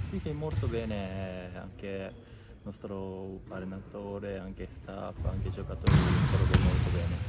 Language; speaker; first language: Italian; non-native, learner; Japanese